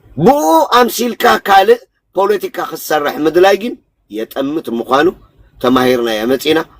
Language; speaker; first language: Tigrinya; native; Tigrinya